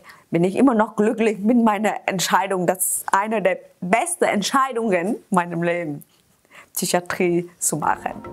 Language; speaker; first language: German; non-native, fluent; Vietnamese